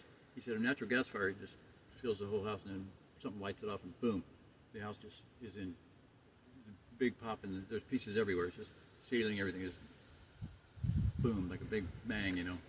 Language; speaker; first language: English; native; English